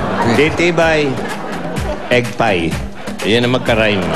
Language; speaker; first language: Filipino; native; Filipino